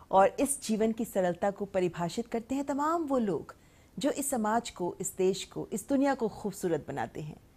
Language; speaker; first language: Hindi; native; Hindi